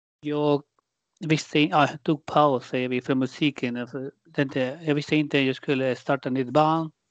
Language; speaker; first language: Swedish; non-native, fluent; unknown